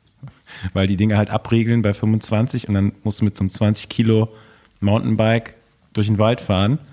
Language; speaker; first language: German; native; German